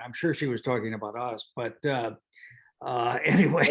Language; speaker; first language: English; native; English